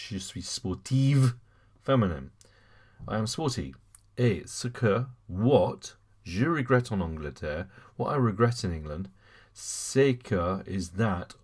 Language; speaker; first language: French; non-native, fluent; English